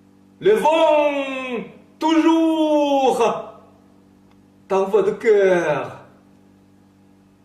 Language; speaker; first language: French; non-native, learner; Chinese